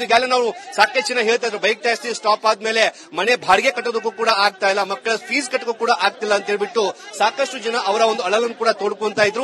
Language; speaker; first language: Kannada; native; Kannada